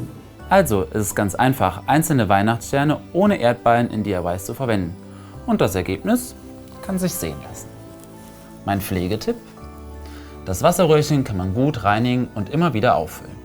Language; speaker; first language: German; native; German